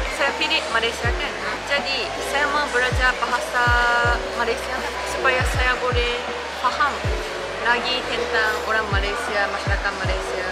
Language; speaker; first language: Malay; non-native, fluent; Japanese